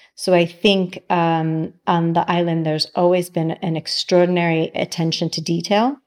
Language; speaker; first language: English; native; English